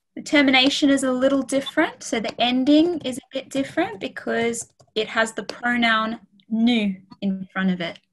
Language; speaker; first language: English; native; English